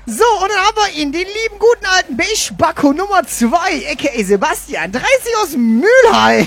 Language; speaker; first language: German; native; German